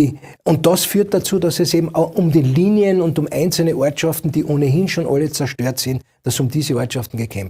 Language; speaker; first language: German; native; German